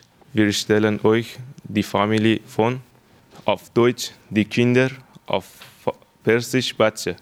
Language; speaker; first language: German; non-native, learner; Persian